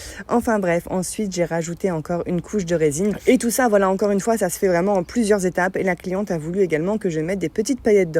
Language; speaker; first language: French; native; French